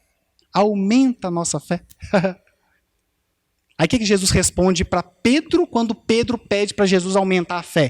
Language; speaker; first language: Portuguese; native; Portuguese